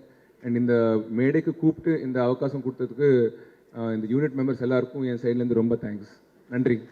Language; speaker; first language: Tamil; non-native, local second language; Telugu